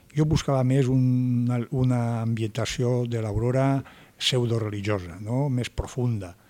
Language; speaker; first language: Catalan; native; Catalan